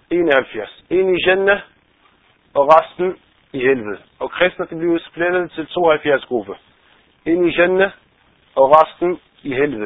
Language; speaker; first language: Danish; non-native, fluent; Arabic